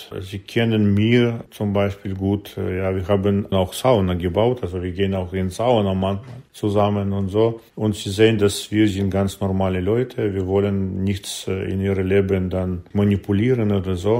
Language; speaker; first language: German; non-native, learner; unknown